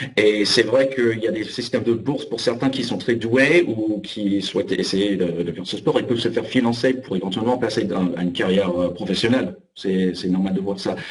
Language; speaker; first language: French; non-native, fluent; English